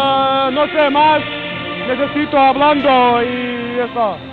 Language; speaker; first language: Spanish; non-native, learner; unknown